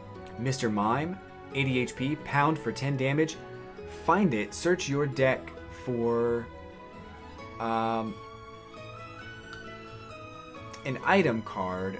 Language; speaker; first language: English; native; English